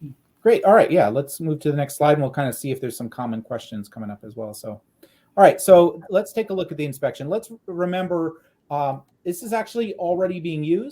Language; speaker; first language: English; native; English